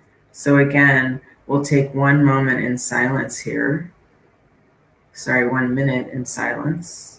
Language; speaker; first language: English; native; English